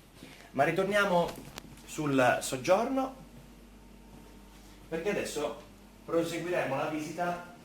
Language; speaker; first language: Italian; native; Italian